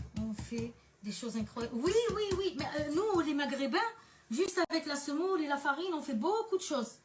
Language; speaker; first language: French; early bilingual, other home language; Arabic